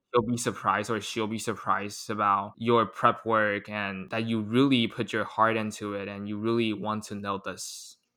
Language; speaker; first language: English; non-native, fluent; Chinese